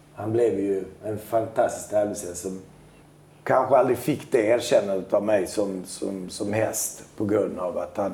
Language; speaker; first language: Swedish; early bilingual, other home language; Albanian